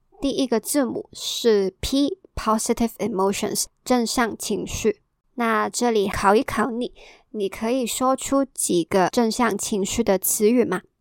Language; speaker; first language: Chinese; non-native, local second language; Cantonese